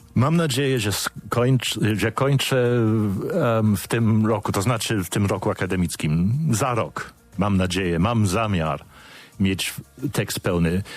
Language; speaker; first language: Polish; non-native, fluent; English